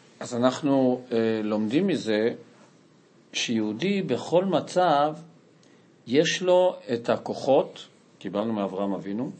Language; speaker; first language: Hebrew; non-native, fluent; Portuguese